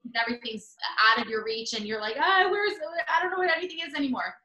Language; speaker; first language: English; native; English